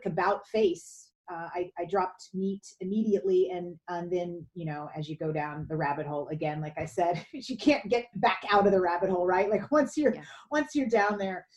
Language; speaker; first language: English; native; English